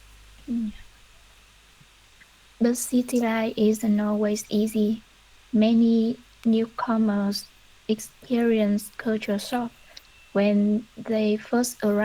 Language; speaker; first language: English; non-native, learner; Vietnamese